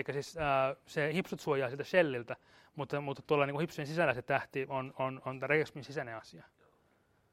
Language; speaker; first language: Finnish; native; Finnish